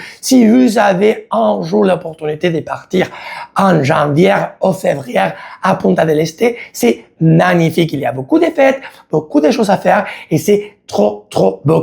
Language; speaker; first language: French; non-native, learner; Spanish